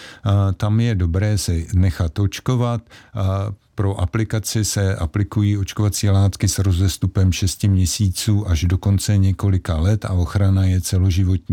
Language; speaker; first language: Czech; native; Czech